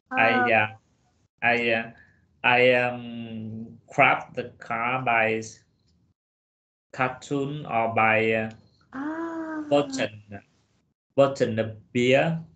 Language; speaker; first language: English; non-native, learner; Vietnamese